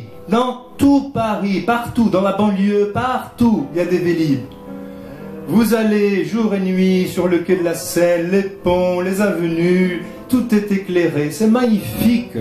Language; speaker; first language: French; non-native, fluent; Portuguese